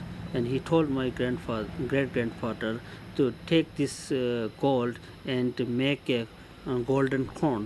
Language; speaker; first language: English; non-native, local second language; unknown